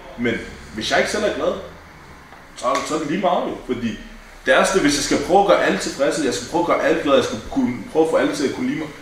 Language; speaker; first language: Danish; early bilingual, other home language; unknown